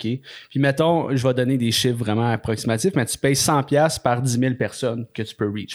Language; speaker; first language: French; native; French